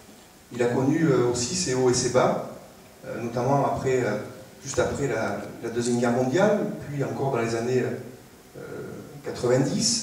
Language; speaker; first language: French; native; French